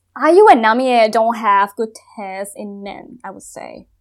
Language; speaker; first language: English; non-native, fluent; Thai